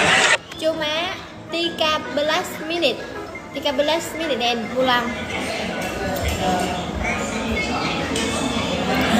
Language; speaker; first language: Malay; non-native, learner; Vietnamese